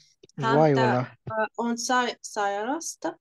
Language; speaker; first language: Finnish; non-native, learner; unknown